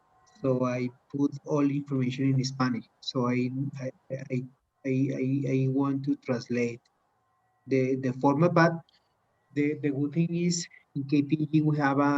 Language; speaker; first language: English; non-native, learner; Spanish